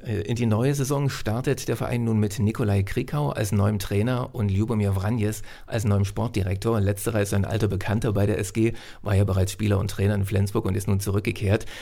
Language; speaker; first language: German; native; German